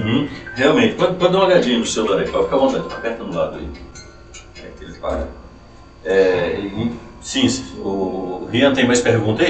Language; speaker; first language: Portuguese; native; Portuguese